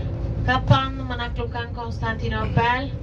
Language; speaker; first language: Indonesian; non-native, fluent; Turkish